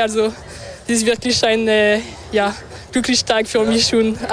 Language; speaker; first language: German; non-native, learner; French